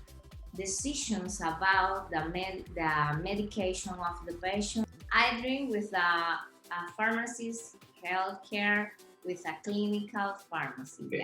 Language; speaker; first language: English; non-native, learner; Spanish